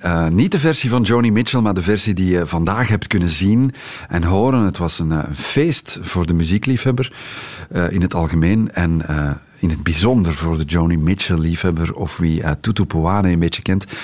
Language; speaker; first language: Dutch; native; Dutch